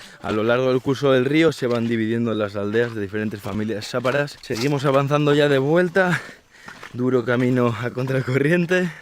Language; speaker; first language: Spanish; native; Spanish